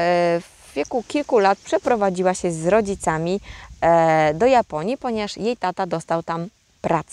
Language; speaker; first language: Polish; native; Polish